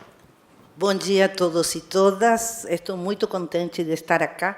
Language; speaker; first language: Portuguese; non-native, fluent; Spanish